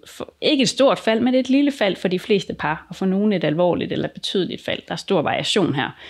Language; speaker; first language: Danish; native; Danish